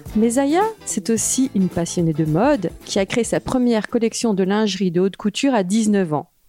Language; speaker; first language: French; native; French